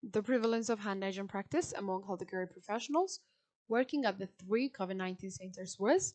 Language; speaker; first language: English; non-native, local second language; Amharic